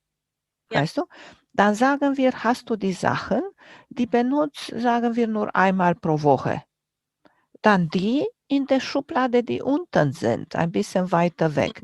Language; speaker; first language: German; non-native, fluent; Romanian